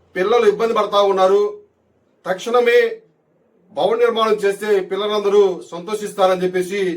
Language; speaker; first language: Telugu; native; Telugu